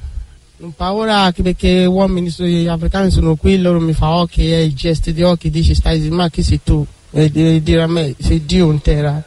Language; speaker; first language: Italian; non-native, learner; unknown